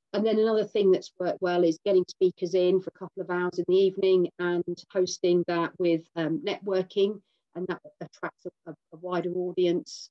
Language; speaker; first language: English; native; English